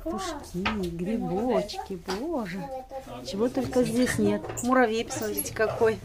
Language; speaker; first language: Russian; native; Russian